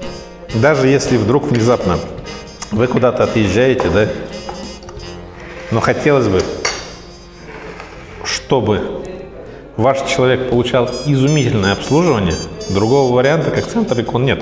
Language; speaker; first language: Russian; native; Russian